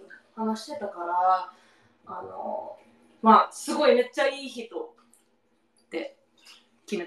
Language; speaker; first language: Japanese; non-native, learner; English